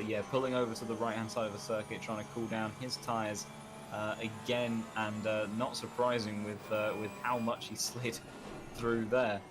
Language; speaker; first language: English; native; English